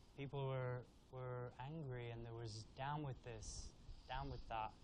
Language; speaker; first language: English; native; English